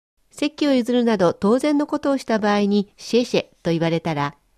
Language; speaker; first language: Japanese; native; Japanese